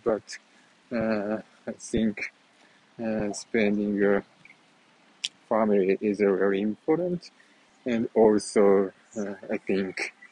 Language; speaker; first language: English; non-native, fluent; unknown